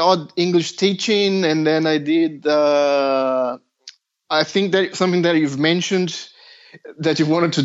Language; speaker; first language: English; non-native, fluent; Portuguese